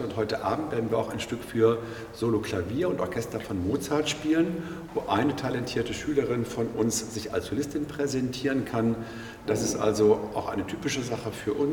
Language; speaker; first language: German; native; German